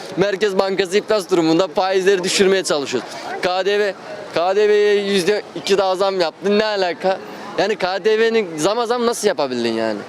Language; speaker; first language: Turkish; native; Turkish